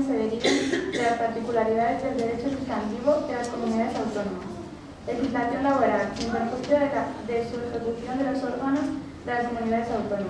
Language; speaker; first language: Spanish; native; Spanish